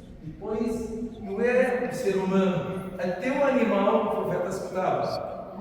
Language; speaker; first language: Portuguese; non-native, fluent; Arabic